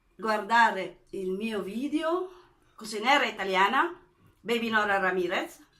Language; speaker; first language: Italian; non-native, fluent; Filipino